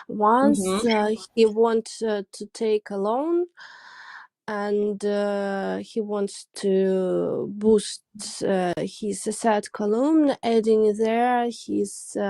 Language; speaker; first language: English; non-native, learner; Russian